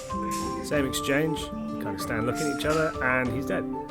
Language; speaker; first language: English; native; English